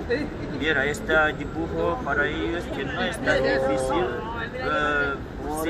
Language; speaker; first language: Spanish; non-native, learner; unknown